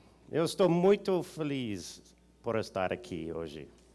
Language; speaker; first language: Portuguese; non-native, learner; English